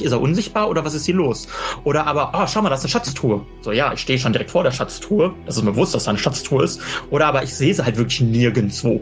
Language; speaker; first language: German; native; German